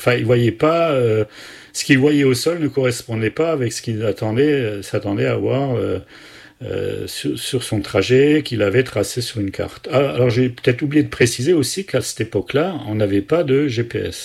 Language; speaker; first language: French; native; French